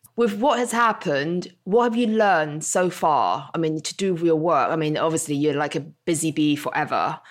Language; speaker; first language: English; non-native, local second language; Cantonese